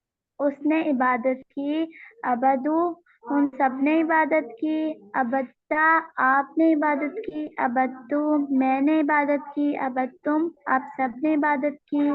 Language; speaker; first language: Hindi; non-native, learner; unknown